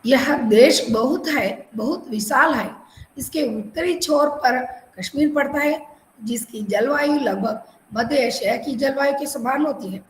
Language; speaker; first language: Hindi; non-native, local second language; Telugu